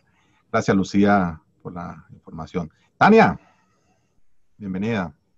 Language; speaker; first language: Spanish; native; Spanish